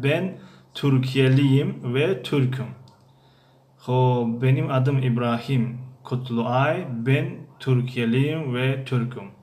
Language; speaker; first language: Turkish; non-native, fluent; Tajik